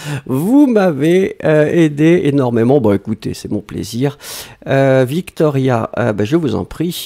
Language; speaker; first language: French; native; French